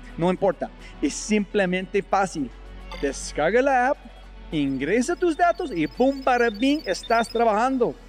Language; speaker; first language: Spanish; non-native, fluent; English